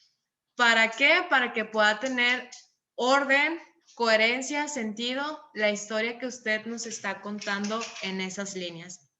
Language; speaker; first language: Spanish; native; Spanish